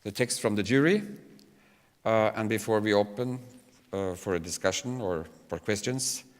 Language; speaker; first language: English; non-native, fluent; Norwegian